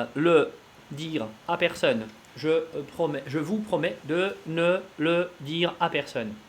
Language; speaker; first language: French; non-native, fluent; Russian